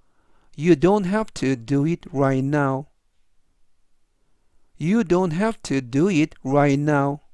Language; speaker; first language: English; non-native, fluent; Korean